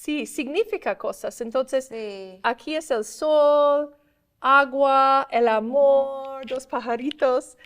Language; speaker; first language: Spanish; non-native, fluent; English